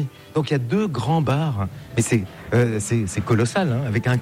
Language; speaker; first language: French; native; French